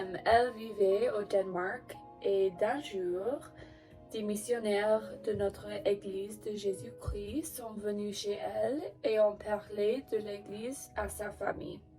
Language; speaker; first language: French; non-native, learner; English